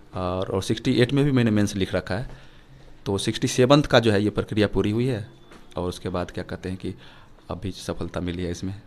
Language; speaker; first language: Hindi; native; Hindi